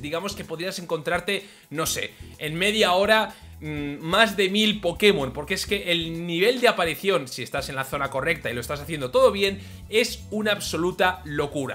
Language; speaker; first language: Spanish; native; Spanish